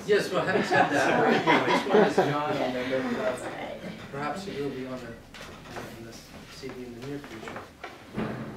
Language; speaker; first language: English; native; English